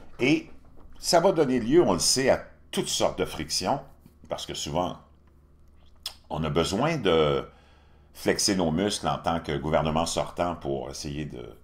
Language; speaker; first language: French; native; French